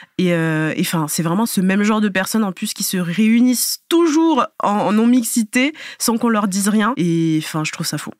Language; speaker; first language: French; native; French